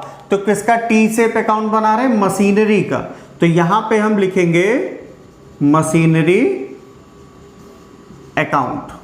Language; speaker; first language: Hindi; native; Hindi